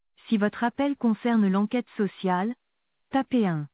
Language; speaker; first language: French; native; French